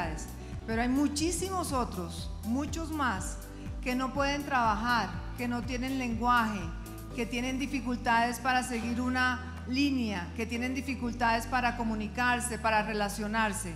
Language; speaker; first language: Spanish; native; Spanish